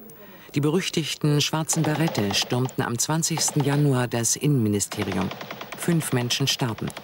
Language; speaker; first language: German; native; German